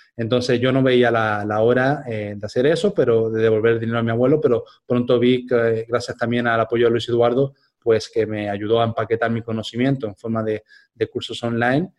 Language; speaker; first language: Spanish; native; Spanish